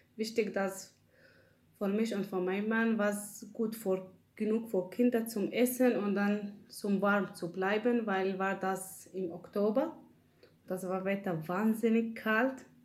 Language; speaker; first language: German; non-native, learner; Arabic